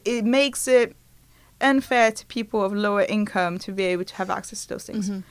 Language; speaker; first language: English; non-native, fluent; Portuguese